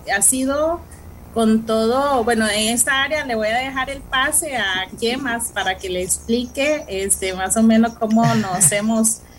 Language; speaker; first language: Spanish; non-native, local second language; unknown